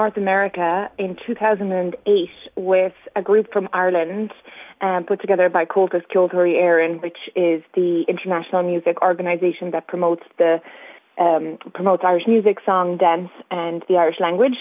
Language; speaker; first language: English; native; English